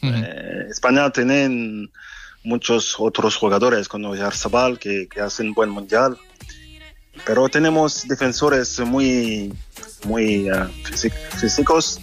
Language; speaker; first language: Spanish; non-native, fluent; French